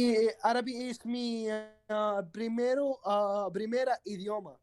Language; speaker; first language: Spanish; non-native, learner; Arabic